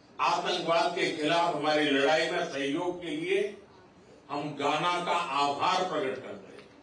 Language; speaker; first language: Hindi; non-native, local second language; Gujarati